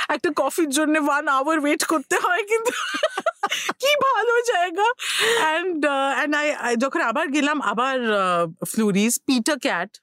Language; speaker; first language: Bangla; early bilingual, heritage; Bangla